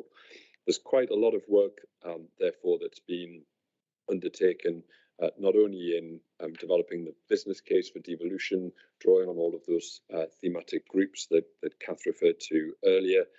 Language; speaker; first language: English; native; English